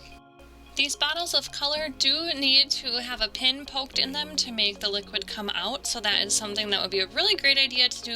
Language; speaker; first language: English; native; English